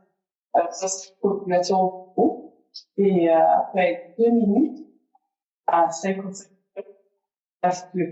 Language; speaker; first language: French; non-native, fluent; English